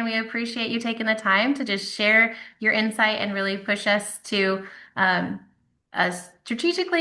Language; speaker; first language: English; native; English